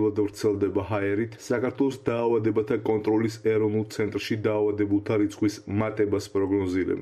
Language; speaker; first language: Georgian; native; Georgian